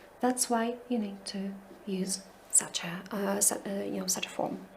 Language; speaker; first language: English; non-native, fluent; Polish